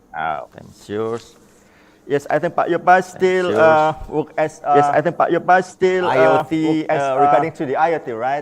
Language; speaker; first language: English; non-native, learner; Indonesian